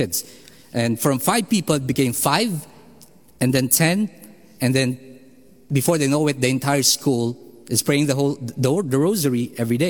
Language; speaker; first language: English; non-native, local second language; Filipino